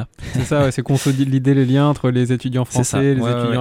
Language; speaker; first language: French; native; French